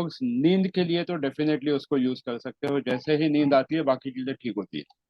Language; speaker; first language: Hindi; native; Hindi